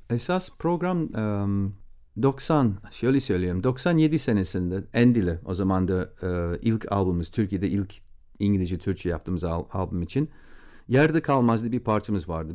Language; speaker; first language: Turkish; non-native, fluent; English